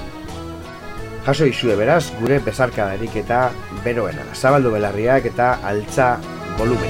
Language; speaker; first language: Basque; native; Basque